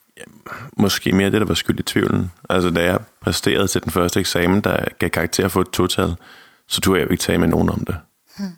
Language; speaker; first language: Danish; native; Danish